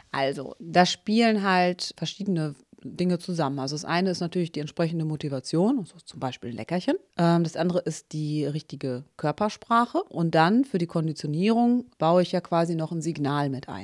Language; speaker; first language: German; native; German